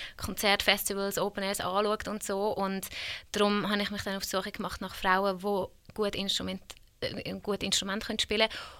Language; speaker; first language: German; early bilingual, other home language; Hungarian